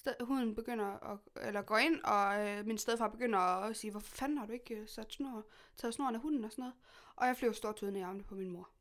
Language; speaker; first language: Danish; native; Danish